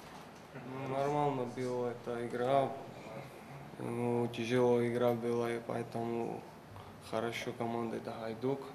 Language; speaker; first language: Russian; non-native, learner; Georgian